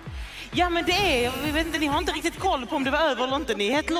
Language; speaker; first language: Swedish; native; Swedish